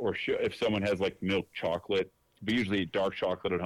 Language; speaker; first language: English; native; English